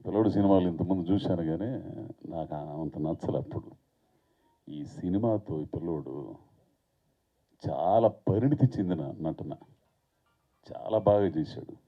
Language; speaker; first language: Telugu; native; Telugu